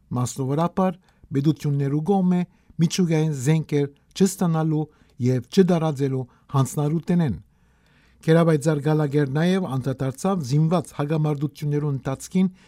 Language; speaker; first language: Armenian; native; Armenian